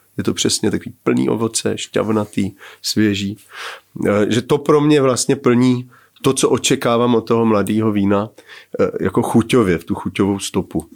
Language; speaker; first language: Czech; native; Czech